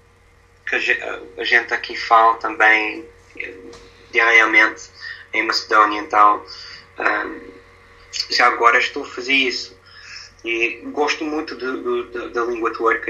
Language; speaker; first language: Portuguese; non-native, fluent; English